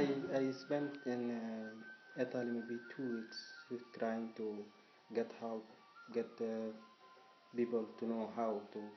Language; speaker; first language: English; non-native, learner; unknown